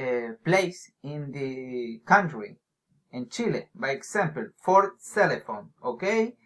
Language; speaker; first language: English; non-native, learner; Spanish